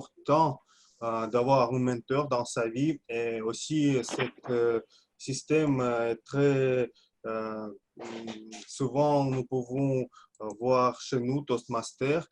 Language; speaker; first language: French; non-native, fluent; Russian